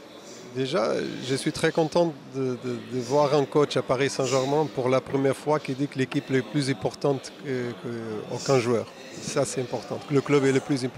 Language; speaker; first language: French; non-native, fluent; Portuguese